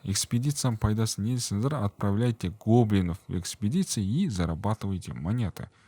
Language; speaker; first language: Russian; non-native, local second language; Kazakh